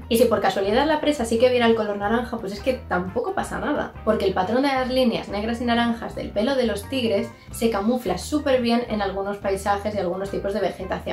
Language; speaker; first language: Spanish; native; Spanish